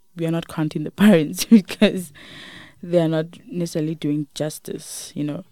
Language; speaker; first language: English; non-native, local second language; Northern Sotho